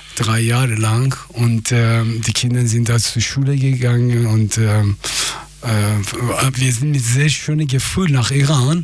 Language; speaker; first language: German; non-native, fluent; Persian